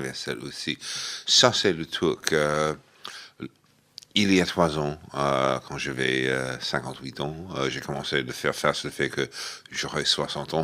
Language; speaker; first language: French; non-native, fluent; English